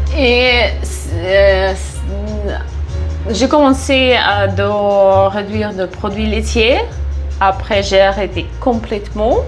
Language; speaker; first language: French; non-native, fluent; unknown